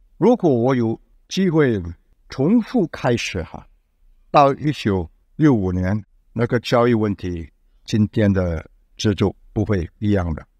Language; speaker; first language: Chinese; non-native, local second language; English